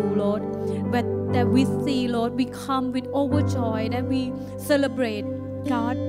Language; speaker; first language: English; non-native, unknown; Thai